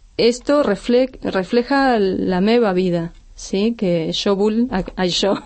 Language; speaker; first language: Catalan; non-native, fluent; Spanish